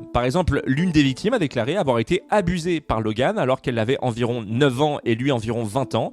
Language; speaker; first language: French; native; French